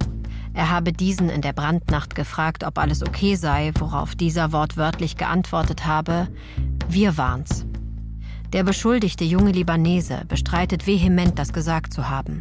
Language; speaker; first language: German; native; German